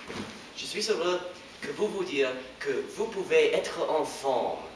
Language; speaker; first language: French; non-native, learner; English